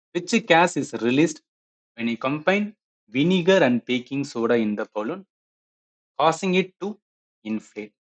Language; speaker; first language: English; non-native, local second language; Tamil